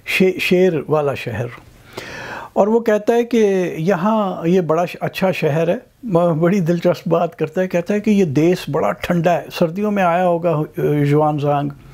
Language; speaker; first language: Urdu; non-native, local second language; Punjabi